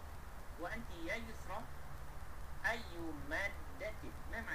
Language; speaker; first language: Arabic; non-native, fluent; Malay